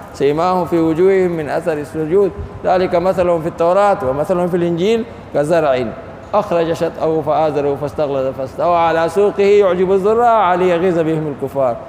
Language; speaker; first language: Arabic; non-native, fluent; Urdu